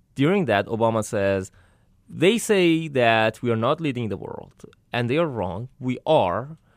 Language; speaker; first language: English; non-native, fluent; Persian